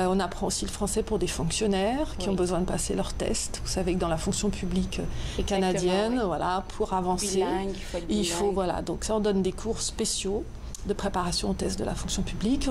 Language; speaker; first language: French; native; French